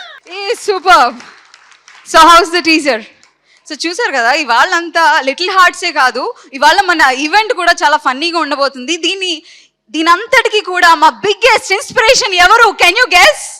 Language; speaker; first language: Telugu; native; Telugu